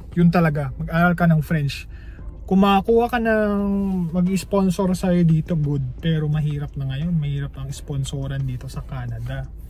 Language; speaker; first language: Filipino; native; Filipino